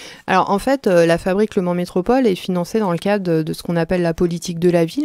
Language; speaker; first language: French; native; French